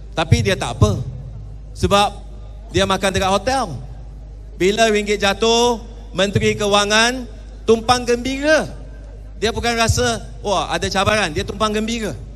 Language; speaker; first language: Malay; non-native, local second language; Chinese